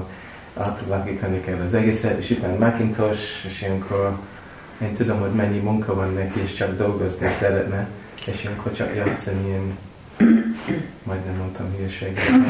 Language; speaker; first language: Hungarian; non-native, learner; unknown